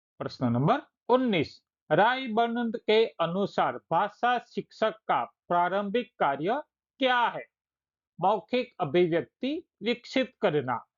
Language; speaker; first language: Hindi; non-native, local second language; Gujarati